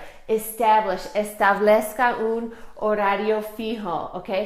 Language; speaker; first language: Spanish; non-native, fluent; English